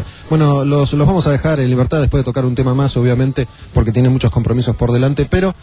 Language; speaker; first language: Spanish; native; Spanish